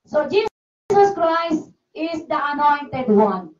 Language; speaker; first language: English; non-native, local second language; Filipino